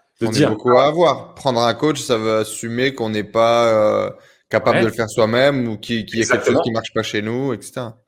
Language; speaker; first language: French; native; French